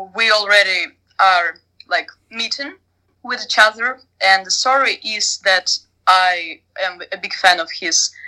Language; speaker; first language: English; non-native, fluent; Russian